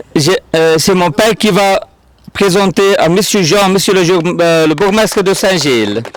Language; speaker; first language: French; non-native, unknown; Urdu